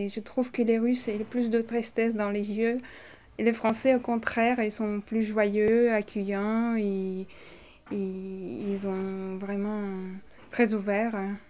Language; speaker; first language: French; non-native, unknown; Russian